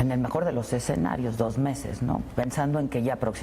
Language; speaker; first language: Spanish; native; Spanish